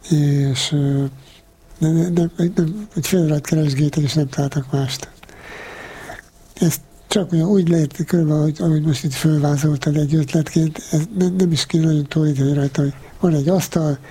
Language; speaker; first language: Hungarian; native; Hungarian